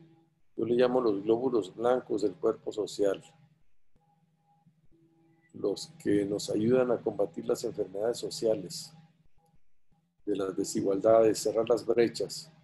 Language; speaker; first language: Spanish; native; Spanish